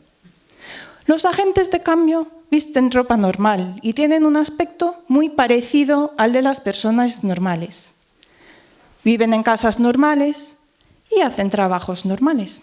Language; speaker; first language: Spanish; non-native, fluent; Norwegian